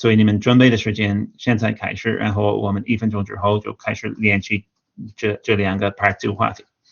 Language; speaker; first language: Chinese; non-native, fluent; English